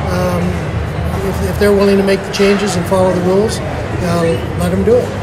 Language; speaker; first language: English; native; English